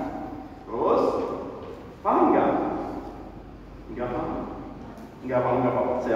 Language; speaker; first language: Indonesian; non-native, learner; Arabic